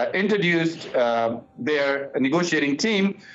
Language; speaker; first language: English; non-native, fluent; Persian